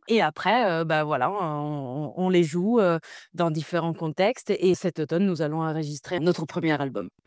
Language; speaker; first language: French; non-native, fluent; Italian